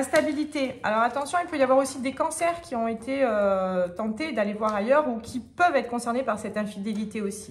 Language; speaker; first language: French; native; French